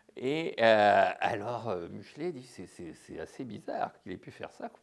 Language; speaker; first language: French; native; French